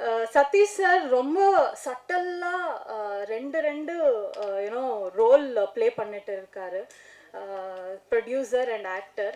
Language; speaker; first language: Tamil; non-native, learner; Kannada